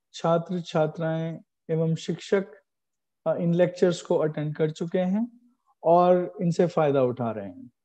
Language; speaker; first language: Hindi; native; Hindi